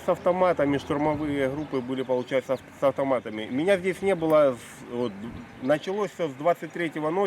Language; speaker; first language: Russian; native; Russian